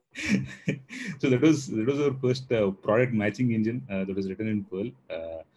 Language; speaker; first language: English; non-native, local second language; Telugu